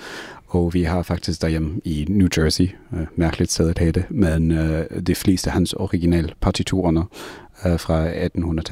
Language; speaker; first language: Danish; non-native, fluent; English